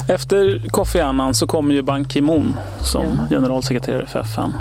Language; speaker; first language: Swedish; native; Swedish